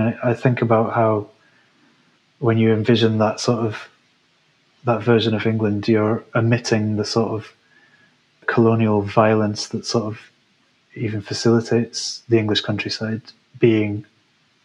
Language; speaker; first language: English; native; English